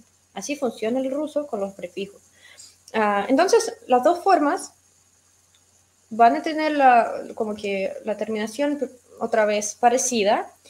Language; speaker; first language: Spanish; non-native, fluent; Russian